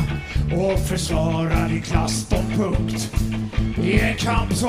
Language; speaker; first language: Swedish; native; Swedish